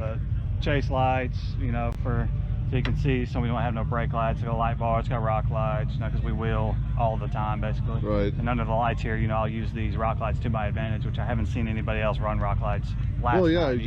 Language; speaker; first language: English; native; English